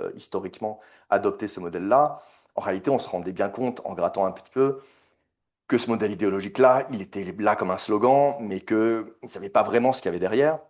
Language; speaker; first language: French; native; French